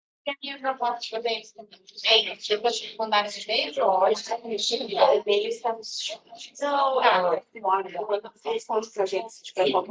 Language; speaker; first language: Portuguese; early bilingual, heritage; Portuguese